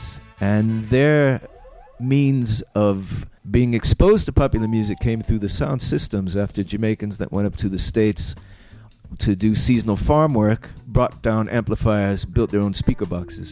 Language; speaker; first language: English; native; English